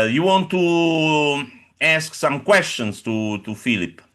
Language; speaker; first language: English; non-native, fluent; Italian